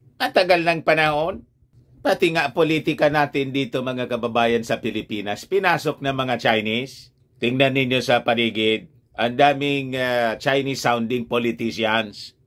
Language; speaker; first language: Filipino; native; Filipino